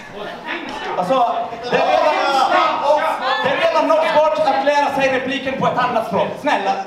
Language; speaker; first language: Swedish; non-native, fluent; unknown